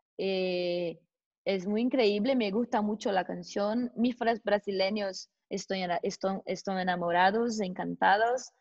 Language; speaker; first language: Spanish; non-native, learner; Portuguese